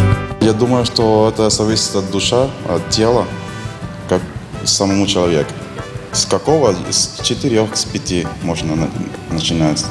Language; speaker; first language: Russian; non-native, fluent; Spanish